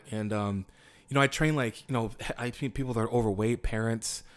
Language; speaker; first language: English; native; English